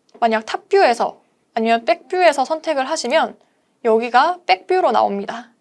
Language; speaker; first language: Korean; native; Korean